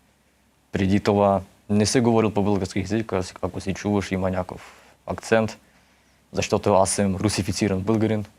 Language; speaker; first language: Bulgarian; early bilingual, heritage; Russian